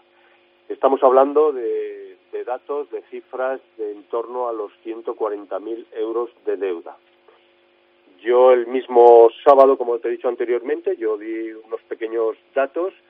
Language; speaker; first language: Spanish; native; Spanish